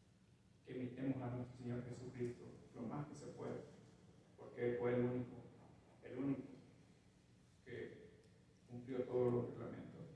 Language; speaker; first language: Spanish; native; Spanish